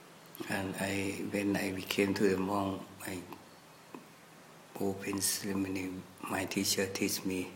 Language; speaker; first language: English; non-native, learner; Thai